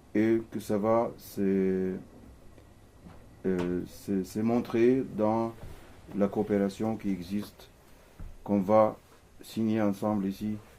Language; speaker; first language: French; non-native, fluent; Arabic